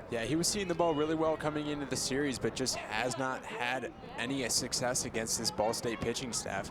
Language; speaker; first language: English; native; English